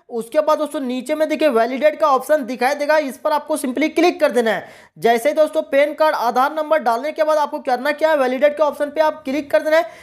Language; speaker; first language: Hindi; native; Hindi